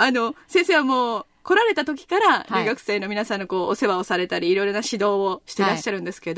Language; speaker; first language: Japanese; native; Japanese